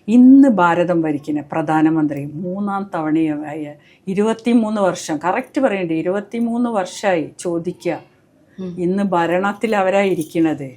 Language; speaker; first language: Malayalam; native; Malayalam